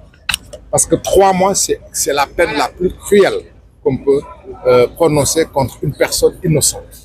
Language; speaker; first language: French; non-native, local second language; Wolof